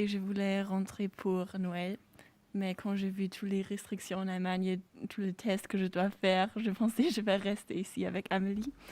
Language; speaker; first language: French; non-native, fluent; German